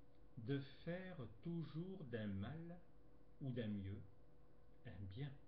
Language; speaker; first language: French; native; French